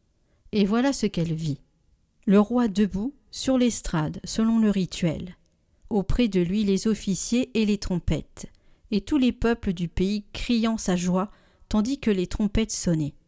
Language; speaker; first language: French; native; French